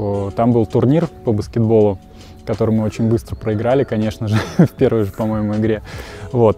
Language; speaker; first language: Russian; native; Russian